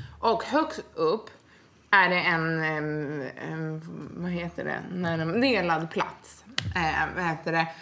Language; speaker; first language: Swedish; native; Swedish